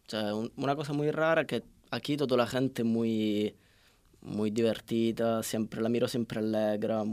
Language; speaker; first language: Spanish; non-native, learner; Italian